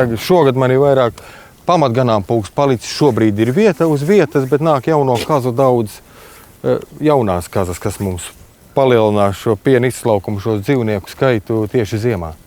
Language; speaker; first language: Latvian; native; Latvian